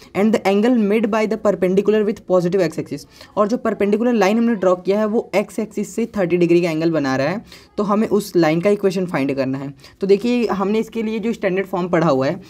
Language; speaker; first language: Hindi; native; Hindi